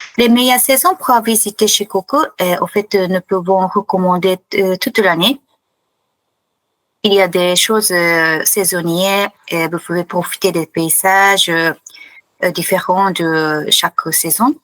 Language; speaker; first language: French; non-native, fluent; Japanese